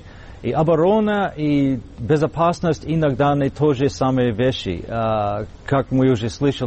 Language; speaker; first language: Russian; non-native, fluent; English